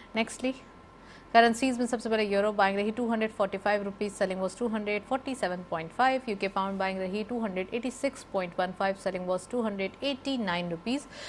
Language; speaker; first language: Urdu; native; Urdu